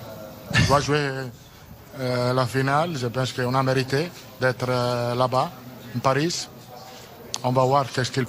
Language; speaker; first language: French; non-native, learner; Italian